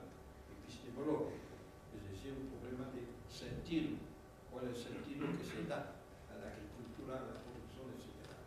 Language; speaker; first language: Spanish; non-native, fluent; French